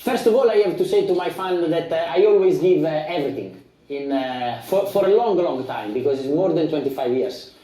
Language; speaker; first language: English; non-native, fluent; Italian